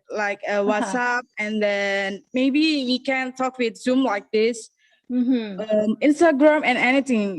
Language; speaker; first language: English; non-native, learner; Indonesian